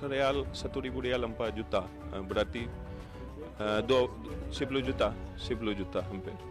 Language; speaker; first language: Indonesian; non-native, fluent; Urdu